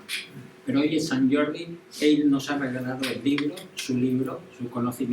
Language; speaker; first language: Spanish; native; Spanish